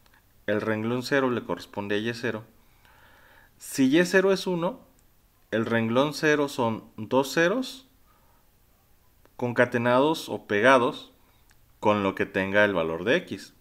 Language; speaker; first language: Spanish; native; Spanish